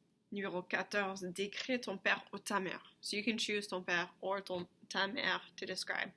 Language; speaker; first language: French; non-native, fluent; English